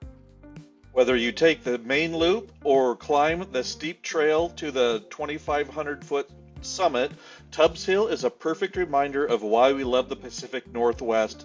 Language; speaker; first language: English; native; English